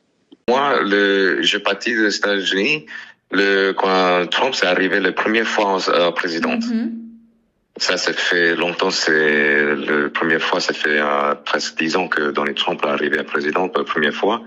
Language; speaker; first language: French; non-native, learner; English